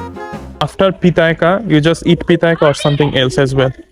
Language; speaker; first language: English; non-native, learner; Bangla